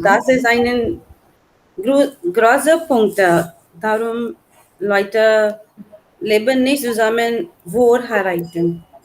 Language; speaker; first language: German; non-native, learner; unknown